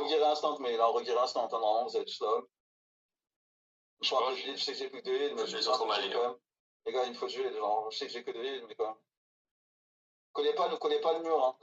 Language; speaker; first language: French; native; French